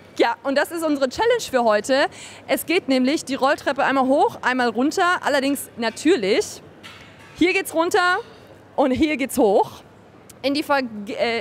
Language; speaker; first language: German; native; German